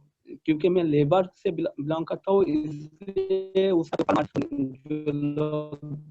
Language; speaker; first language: Hindi; non-native, local second language; Bangla